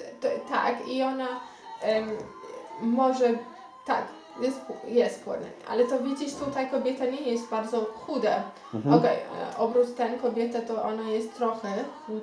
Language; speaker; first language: Polish; non-native, learner; Xhosa